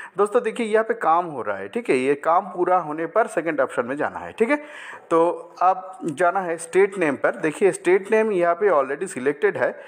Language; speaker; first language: Hindi; non-native, local second language; Bangla